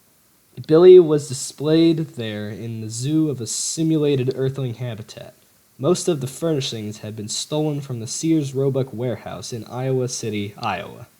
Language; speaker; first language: English; native; English